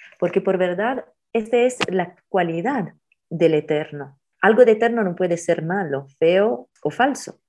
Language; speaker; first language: Spanish; non-native, fluent; Italian